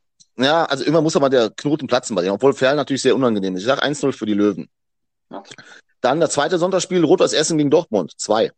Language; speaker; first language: German; native; German